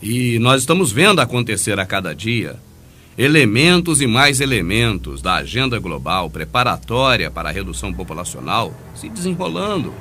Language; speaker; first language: Portuguese; native; Portuguese